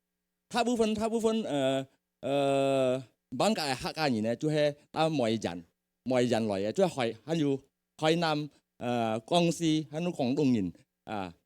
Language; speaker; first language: Chinese; early bilingual, heritage; Hakka Chinese